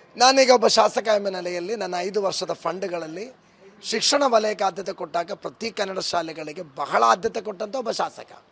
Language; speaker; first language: Kannada; native; Kannada